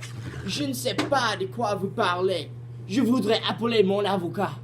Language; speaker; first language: French; non-native, learner; English